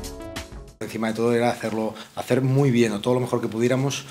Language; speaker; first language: Spanish; native; Spanish